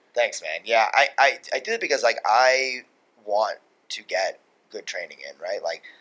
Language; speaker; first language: English; native; English